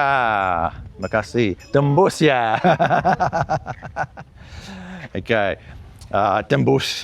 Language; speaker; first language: Indonesian; non-native, learner; English